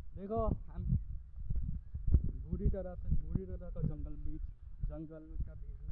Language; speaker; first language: Hindi; native; Hindi